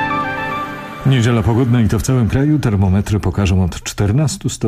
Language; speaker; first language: Polish; native; Polish